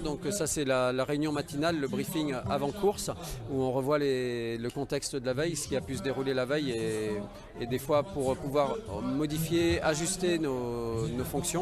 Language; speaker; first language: French; native; French